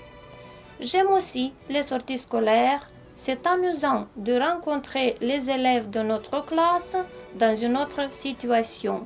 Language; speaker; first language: French; non-native, fluent; Romanian